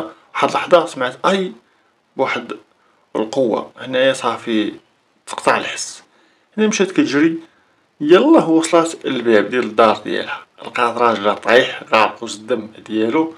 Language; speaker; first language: Arabic; native; Arabic